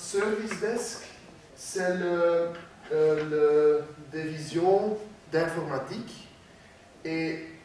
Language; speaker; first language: French; non-native, learner; Dutch